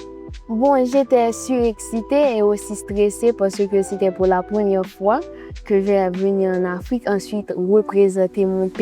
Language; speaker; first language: French; non-native, local second language; Haitian Creole